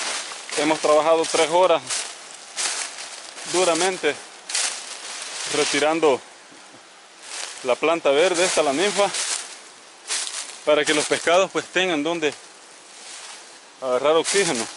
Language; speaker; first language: Spanish; native; Spanish